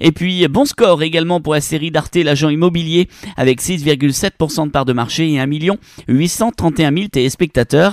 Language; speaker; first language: French; native; French